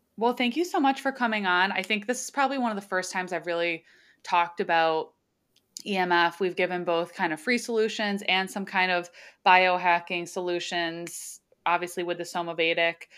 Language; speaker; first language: English; early bilingual, other home language; Slovak